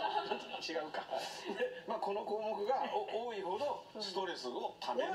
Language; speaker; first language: Japanese; native; Japanese